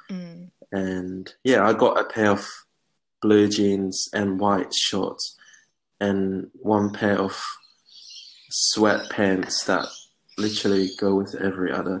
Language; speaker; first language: English; non-native, local second language; Cantonese